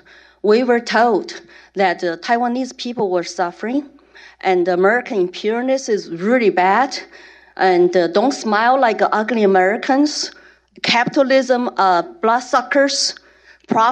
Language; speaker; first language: English; non-native, fluent; Chinese